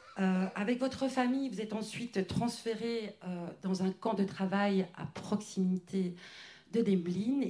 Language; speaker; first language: French; native; French